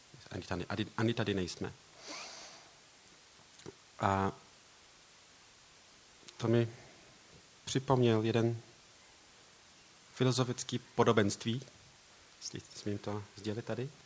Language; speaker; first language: Czech; non-native, learner; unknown